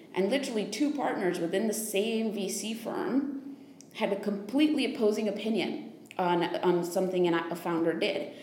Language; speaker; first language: English; native; English